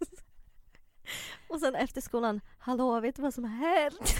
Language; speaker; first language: Swedish; early bilingual, other home language; Russian